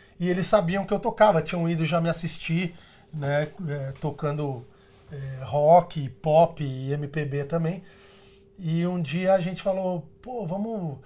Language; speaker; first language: Portuguese; early bilingual, other home language; Spanish